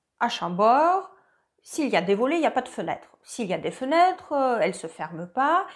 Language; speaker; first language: French; non-native, fluent; Russian